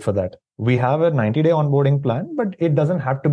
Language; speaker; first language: English; non-native, local second language; Tamil